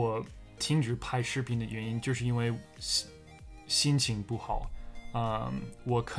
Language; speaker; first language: Chinese; non-native, fluent; English